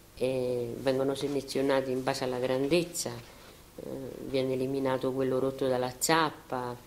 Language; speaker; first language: Italian; native; Italian